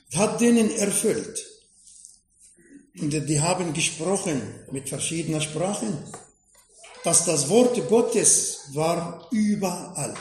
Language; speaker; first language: German; non-native, fluent; Arabic